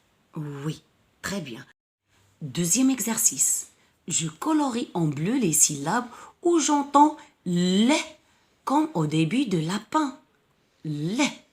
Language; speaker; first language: French; non-native, local second language; Arabic